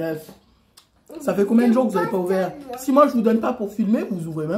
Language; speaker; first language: French; native; French